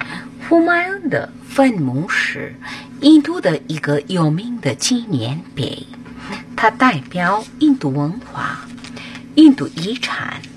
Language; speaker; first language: Chinese; non-native, learner; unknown